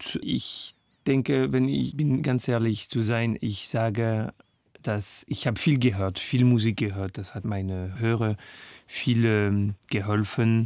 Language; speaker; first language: German; non-native, learner; French